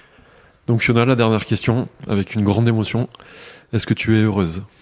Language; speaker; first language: French; native; French